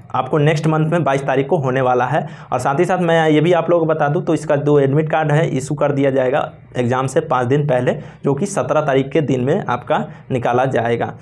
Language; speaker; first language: Hindi; native; Hindi